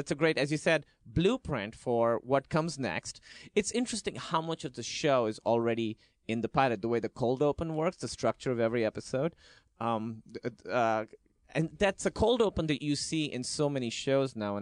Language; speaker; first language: English; non-native, local second language; Urdu